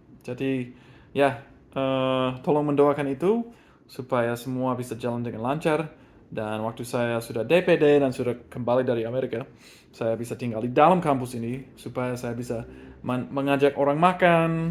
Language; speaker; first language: Indonesian; non-native, fluent; English